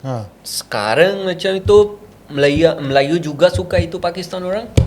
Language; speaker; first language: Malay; non-native, learner; Punjabi